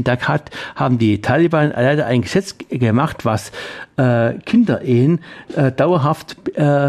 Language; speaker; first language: German; native; German